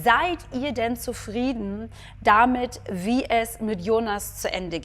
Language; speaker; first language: German; native; German